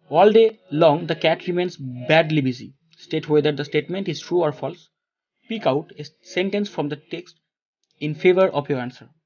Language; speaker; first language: English; non-native, local second language; Bangla